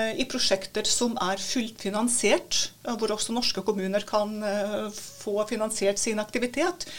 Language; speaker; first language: Norwegian; non-native, fluent; Latvian